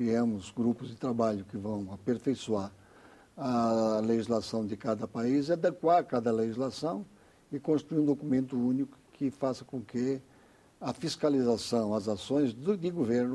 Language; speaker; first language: Portuguese; native; Portuguese